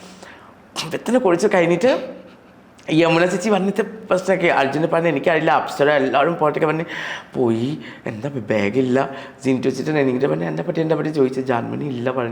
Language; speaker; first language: Malayalam; non-native, learner; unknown